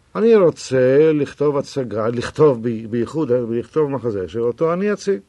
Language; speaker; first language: Hebrew; native; Hebrew